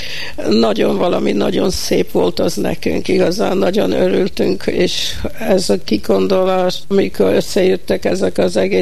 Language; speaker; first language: Hungarian; early bilingual, heritage; Hungarian